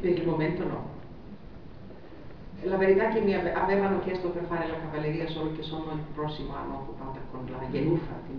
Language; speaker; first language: Italian; non-native, fluent; Greek